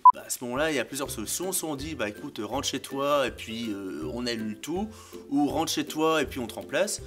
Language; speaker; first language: French; native; French